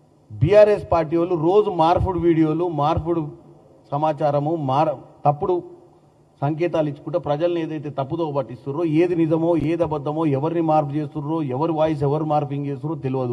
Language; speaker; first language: Telugu; native; Telugu